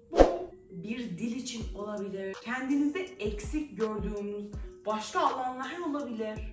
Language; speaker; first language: Turkish; non-native, fluent; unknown